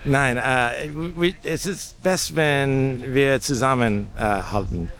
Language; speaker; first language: German; non-native, learner; English